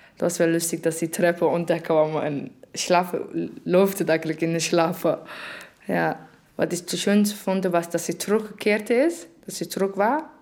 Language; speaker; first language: German; non-native, learner; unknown